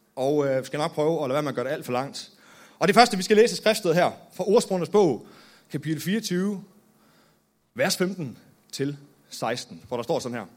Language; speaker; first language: Danish; native; Danish